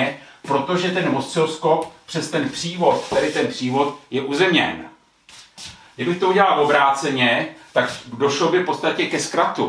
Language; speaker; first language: Czech; native; Czech